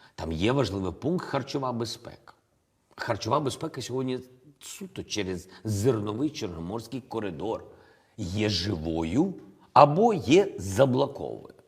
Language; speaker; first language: Ukrainian; non-native, local second language; Russian